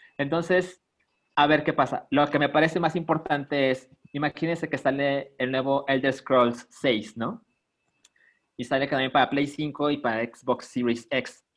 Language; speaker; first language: Spanish; native; Spanish